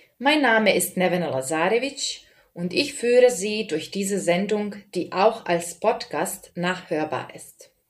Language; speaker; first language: German; non-native, fluent; Serbian